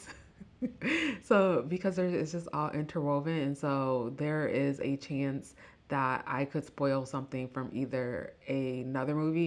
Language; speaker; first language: English; native; English